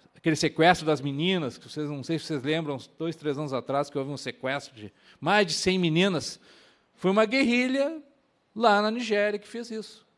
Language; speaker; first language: Portuguese; native; Portuguese